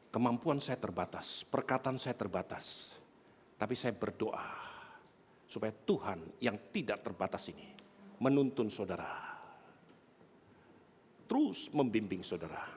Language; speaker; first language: Indonesian; native; Indonesian